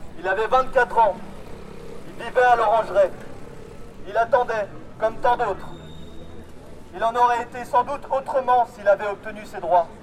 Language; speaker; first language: French; native; French